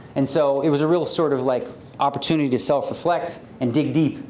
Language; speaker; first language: English; native; English